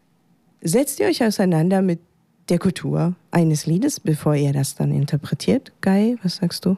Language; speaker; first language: German; native; German